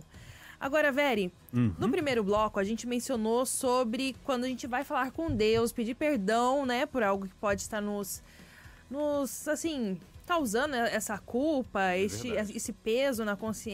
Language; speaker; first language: Portuguese; native; Portuguese